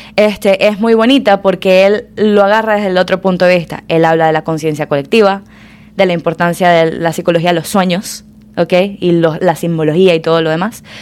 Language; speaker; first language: Spanish; native; Spanish